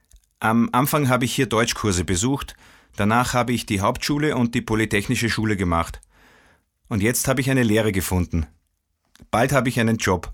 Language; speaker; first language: German; non-native, fluent; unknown